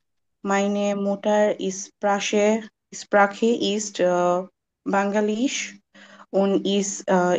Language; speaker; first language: German; non-native, learner; Bangla